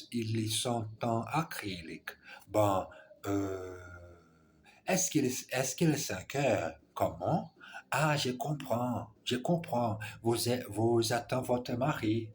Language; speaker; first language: French; non-native, learner; English